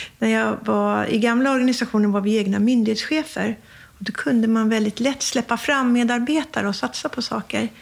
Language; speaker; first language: Swedish; native; Swedish